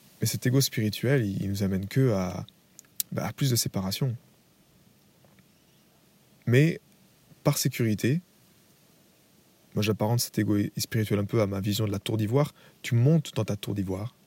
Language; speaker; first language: French; native; French